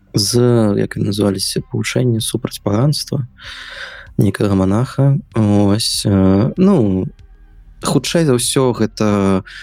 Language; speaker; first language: Belarusian; non-native, local second language; Russian